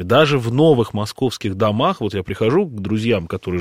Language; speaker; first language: Russian; native; Russian